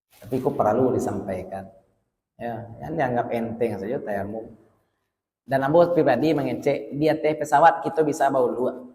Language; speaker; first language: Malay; non-native, local second language; Minangkabau